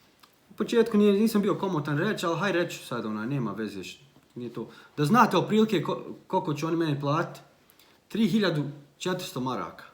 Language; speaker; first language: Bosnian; early bilingual, heritage; Bosnian